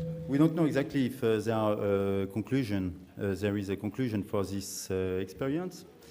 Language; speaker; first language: English; non-native, learner; French